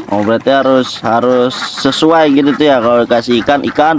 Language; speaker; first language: Indonesian; native; Indonesian